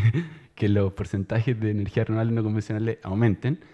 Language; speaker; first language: Spanish; native; Spanish